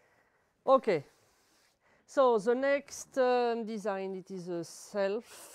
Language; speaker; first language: English; non-native, learner; French